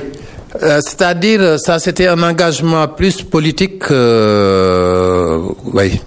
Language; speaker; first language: French; non-native, local second language; Wolof